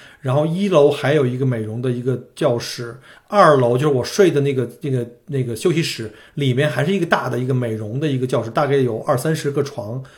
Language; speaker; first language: Chinese; native; Chinese